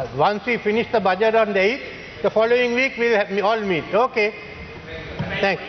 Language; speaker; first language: English; non-native, local second language; Sinhala